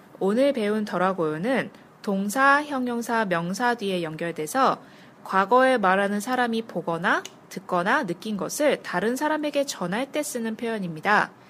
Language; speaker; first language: Korean; native; Korean